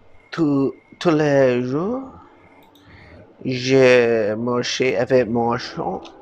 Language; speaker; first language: French; non-native, learner; English